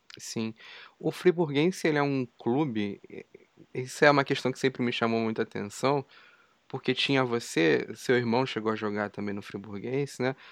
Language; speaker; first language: Portuguese; native; Portuguese